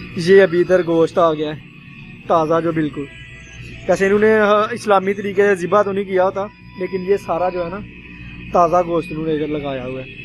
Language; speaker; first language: Urdu; non-native, local second language; Punjabi